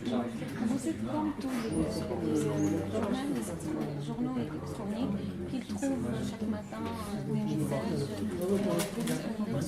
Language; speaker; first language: French; non-native, learner; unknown